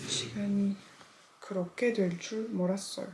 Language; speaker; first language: Korean; non-native, learner; French